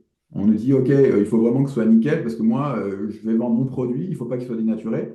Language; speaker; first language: French; native; French